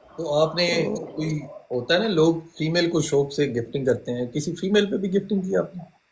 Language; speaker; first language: Urdu; non-native, local second language; Punjabi